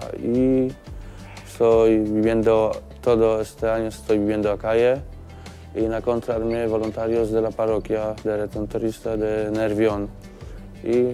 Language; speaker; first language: Spanish; non-native, learner; Polish